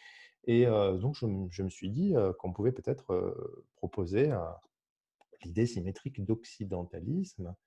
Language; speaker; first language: French; native; French